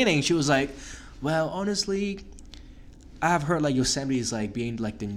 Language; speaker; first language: English; non-native, local second language; Cantonese